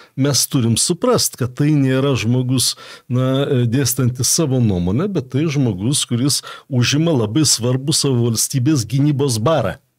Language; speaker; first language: Lithuanian; native; Lithuanian